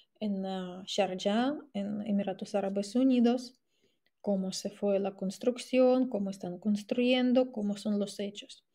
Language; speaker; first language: Spanish; non-native, fluent; Russian